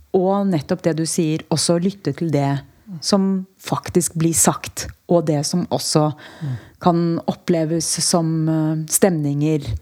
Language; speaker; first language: Norwegian; native; Norwegian